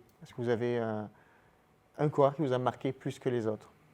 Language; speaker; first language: French; native; French